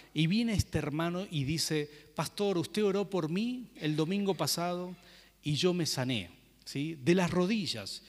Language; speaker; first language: Spanish; native; Spanish